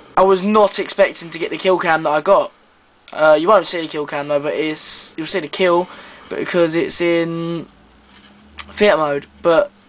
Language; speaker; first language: English; native; English